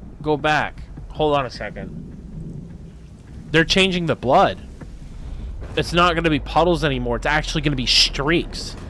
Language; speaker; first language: English; native; English